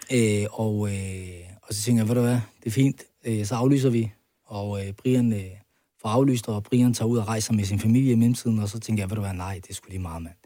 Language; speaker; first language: Danish; early bilingual, other home language; Arabic